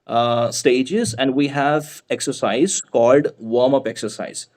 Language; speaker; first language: English; non-native, local second language; Hindi